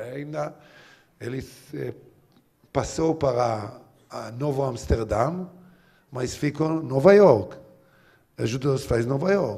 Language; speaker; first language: Portuguese; non-native, learner; Hebrew